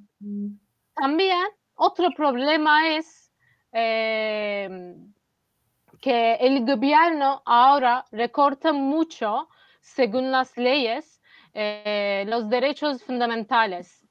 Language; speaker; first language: Spanish; non-native, fluent; Turkish